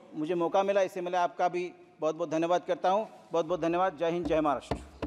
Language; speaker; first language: Hindi; non-native, local second language; Marathi